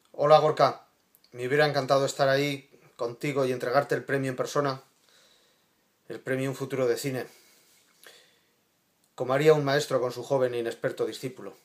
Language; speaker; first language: Spanish; native; Spanish